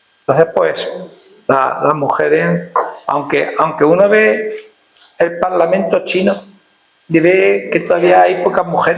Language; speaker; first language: Spanish; native; Spanish